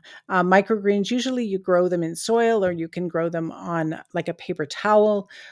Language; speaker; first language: English; native; English